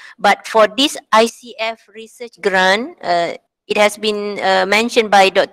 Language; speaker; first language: English; non-native, local second language; Malay